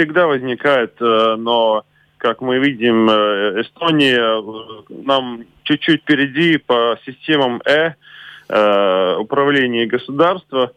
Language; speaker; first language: Russian; non-native, local second language; Latvian